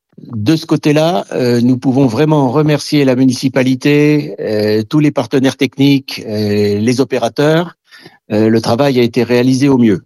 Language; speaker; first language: French; native; French